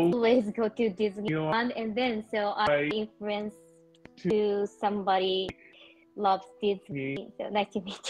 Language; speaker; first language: English; non-native, learner; Japanese